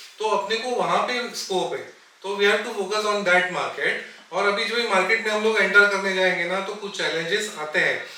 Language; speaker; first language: Hindi; non-native, local second language; Marathi